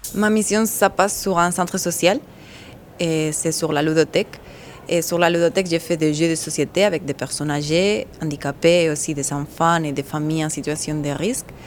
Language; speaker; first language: French; non-native, learner; Spanish